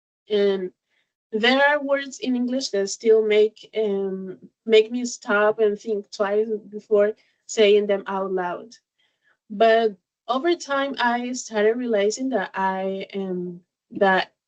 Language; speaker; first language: English; non-native, learner; Spanish